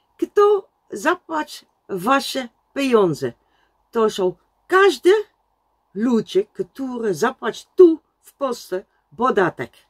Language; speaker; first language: Polish; non-native, learner; Dutch